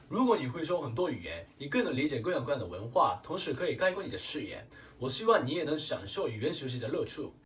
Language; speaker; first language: Chinese; non-native, fluent; Japanese